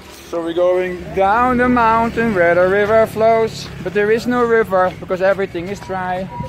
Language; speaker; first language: English; non-native, fluent; Dutch